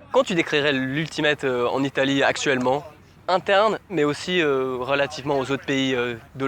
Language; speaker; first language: French; native; French